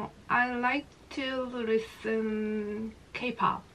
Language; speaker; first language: English; non-native, learner; Korean